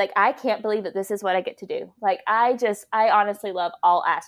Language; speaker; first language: English; native; English